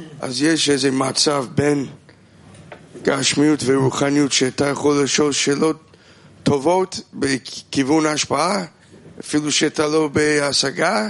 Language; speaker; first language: Hebrew; non-native, fluent; Russian